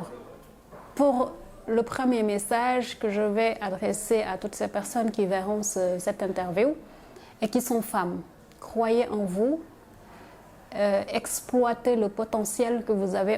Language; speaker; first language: French; non-native, local second language; Wolof